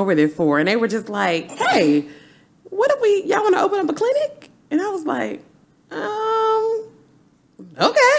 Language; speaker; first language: English; native; English